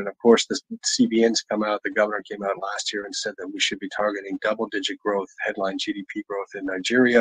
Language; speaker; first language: English; native; English